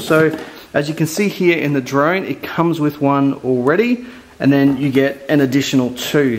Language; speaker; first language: English; native; English